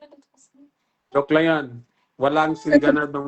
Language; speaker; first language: Filipino; non-native, learner; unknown